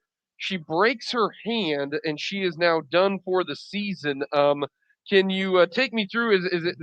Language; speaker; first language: English; native; English